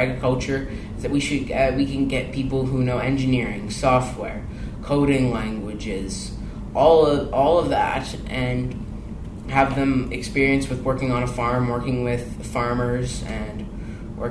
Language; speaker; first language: English; native; English